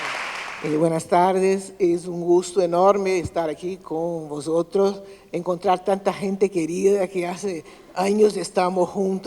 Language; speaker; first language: Spanish; non-native, fluent; Portuguese